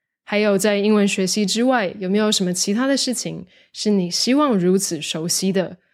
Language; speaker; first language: Chinese; native; Chinese